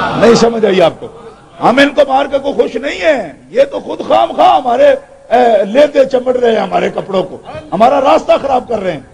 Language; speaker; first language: Urdu; non-native, local second language; Punjabi